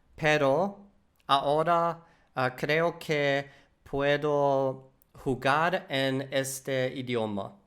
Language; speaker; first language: Spanish; non-native, learner; English